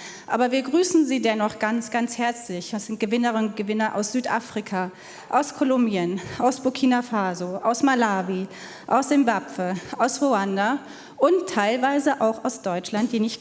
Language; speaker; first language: German; native; German